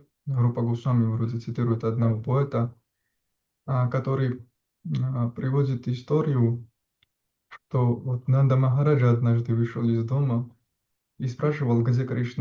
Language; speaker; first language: Russian; non-native, fluent; Georgian